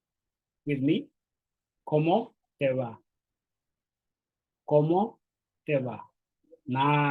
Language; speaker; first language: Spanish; non-native, learner; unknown